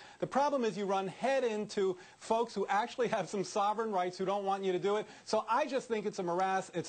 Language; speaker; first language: English; native; English